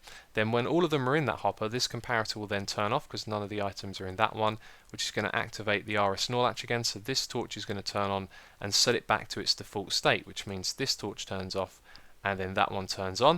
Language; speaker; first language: English; native; English